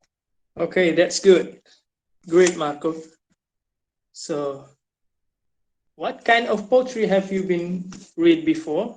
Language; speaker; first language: English; non-native, fluent; Indonesian